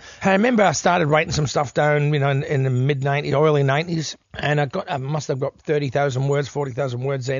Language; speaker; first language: English; native; English